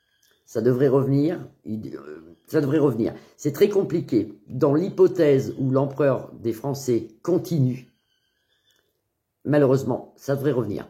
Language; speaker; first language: French; native; French